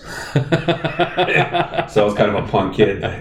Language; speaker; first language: English; native; English